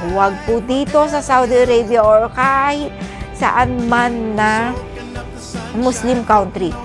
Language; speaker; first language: Filipino; native; Filipino